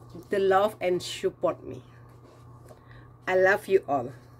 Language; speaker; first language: English; non-native, learner; Indonesian